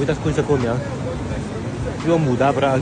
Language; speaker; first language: Portuguese; non-native, learner; Korean